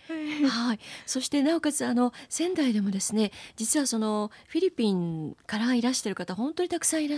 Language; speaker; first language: Japanese; native; Japanese